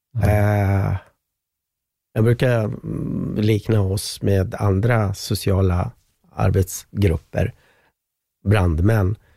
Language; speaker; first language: Swedish; non-native, fluent; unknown